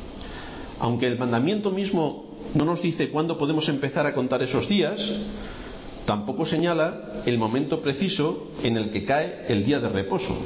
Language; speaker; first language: Spanish; native; Spanish